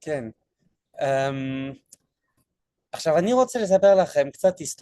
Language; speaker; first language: Hebrew; non-native, fluent; French